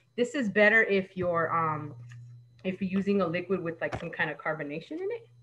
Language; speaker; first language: English; native; English